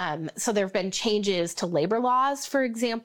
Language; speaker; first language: English; native; English